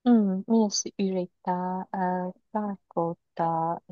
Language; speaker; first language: Finnish; non-native, learner; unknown